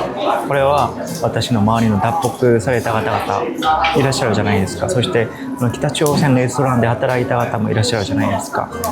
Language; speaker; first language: Japanese; non-native, fluent; Korean